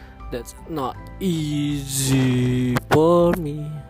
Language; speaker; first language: English; non-native, learner; Indonesian